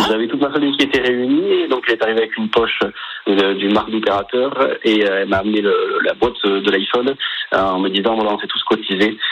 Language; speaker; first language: French; native; French